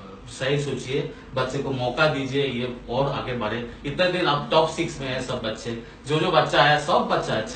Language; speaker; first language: Hindi; non-native, local second language; Bangla